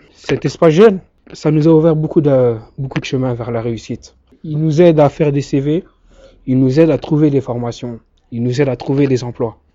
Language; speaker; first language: French; native; French